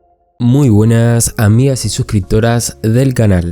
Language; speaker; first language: Spanish; native; Spanish